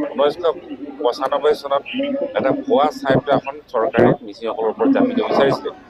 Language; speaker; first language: Assamese; non-native, local second language; Mising